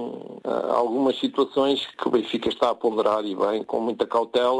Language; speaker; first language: Portuguese; native; Portuguese